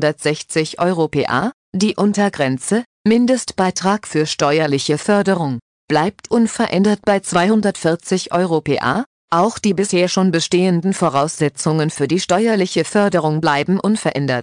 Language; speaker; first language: German; native; German